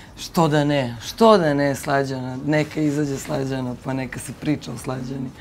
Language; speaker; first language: Serbian; early bilingual, heritage; Bosnian